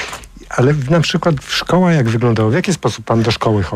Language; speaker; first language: Polish; native; Polish